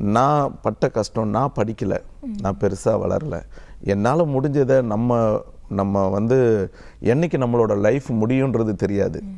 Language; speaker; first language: Tamil; native; Tamil